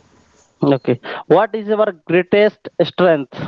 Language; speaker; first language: English; non-native, local second language; Hindi